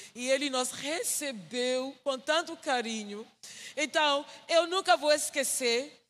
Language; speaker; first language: Portuguese; non-native, fluent; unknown